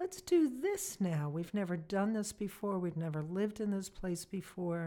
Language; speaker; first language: English; native; English